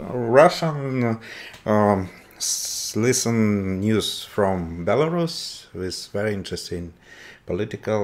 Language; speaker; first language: English; non-native, learner; Russian